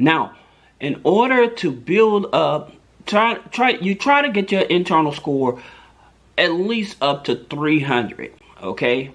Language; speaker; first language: English; native; English